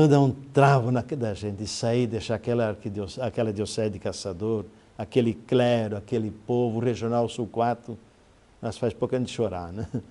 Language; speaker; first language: Portuguese; native; Portuguese